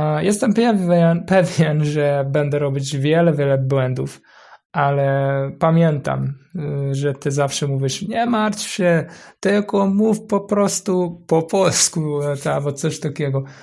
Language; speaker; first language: Polish; non-native, learner; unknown